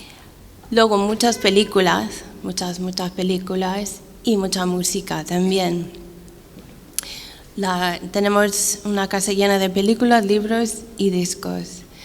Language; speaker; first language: Spanish; non-native, fluent; English